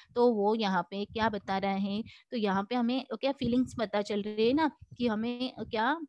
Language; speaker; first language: Hindi; non-native, local second language; Marathi